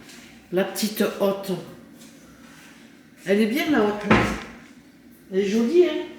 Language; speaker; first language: French; native; French